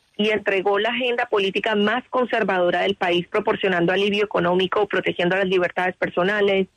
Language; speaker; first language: Spanish; native; Spanish